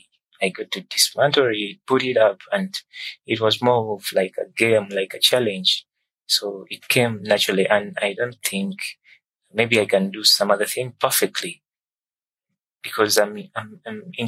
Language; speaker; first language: English; non-native, local second language; Ganda